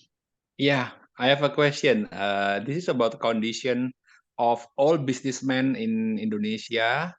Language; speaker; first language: English; non-native, learner; Indonesian